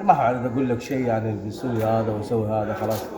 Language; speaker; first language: Arabic; native; Arabic